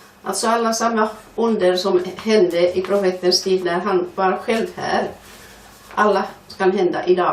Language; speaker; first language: Swedish; non-native, fluent; Finnish